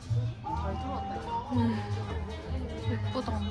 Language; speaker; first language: Korean; native; Korean